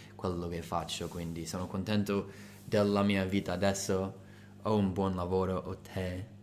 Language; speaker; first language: Italian; non-native, fluent; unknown